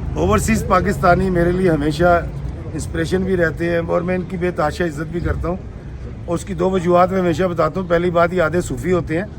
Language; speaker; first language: Urdu; non-native, local second language; Punjabi